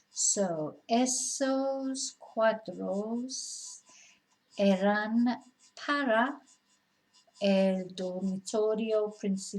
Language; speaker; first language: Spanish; non-native, fluent; English